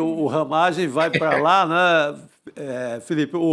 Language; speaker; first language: Portuguese; native; Portuguese